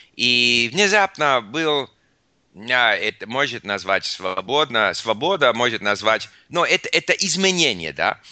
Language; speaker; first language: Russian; non-native, learner; English